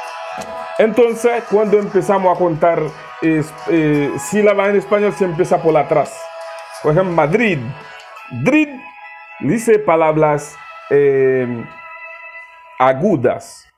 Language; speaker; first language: Spanish; non-native, learner; Haitian Creole